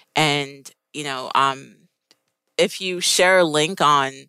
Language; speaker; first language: English; native; English